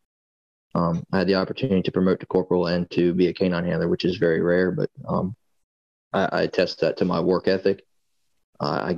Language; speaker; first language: English; native; English